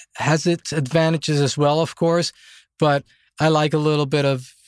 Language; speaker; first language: English; non-native, fluent; Dutch